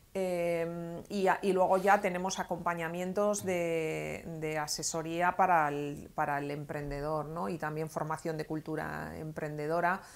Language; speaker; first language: Spanish; native; Spanish